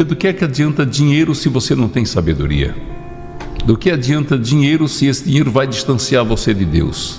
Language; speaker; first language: Portuguese; native; Portuguese